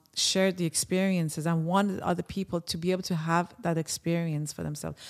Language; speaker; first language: English; early bilingual, other home language; Persian